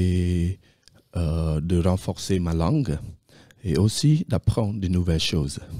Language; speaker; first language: French; non-native, fluent; Khmer